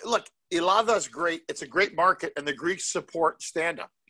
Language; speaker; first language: English; native; English